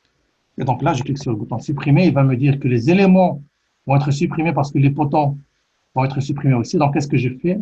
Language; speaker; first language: French; native; French